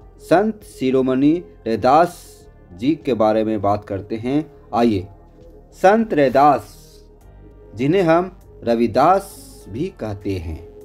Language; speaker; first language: Hindi; native; Hindi